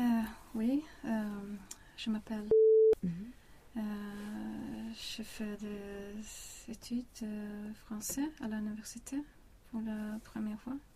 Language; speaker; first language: French; non-native, learner; Swedish